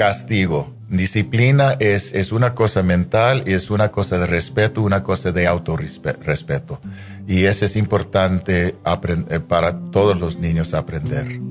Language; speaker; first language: Spanish; non-native, fluent; English